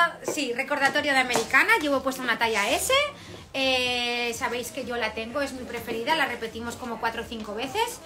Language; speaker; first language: Spanish; native; Spanish